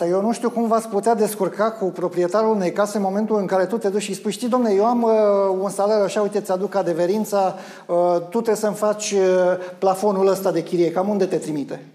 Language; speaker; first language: Romanian; native; Romanian